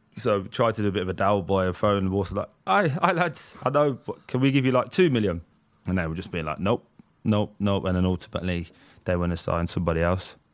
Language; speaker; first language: English; native; English